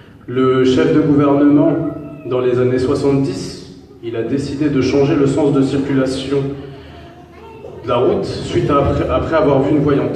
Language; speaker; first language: French; native; French